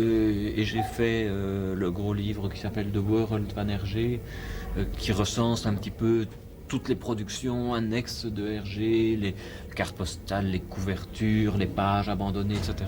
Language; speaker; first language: French; native; French